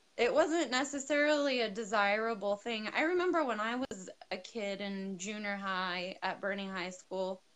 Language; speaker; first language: English; native; English